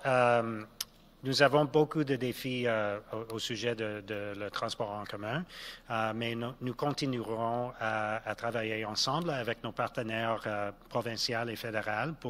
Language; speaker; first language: French; non-native, local second language; English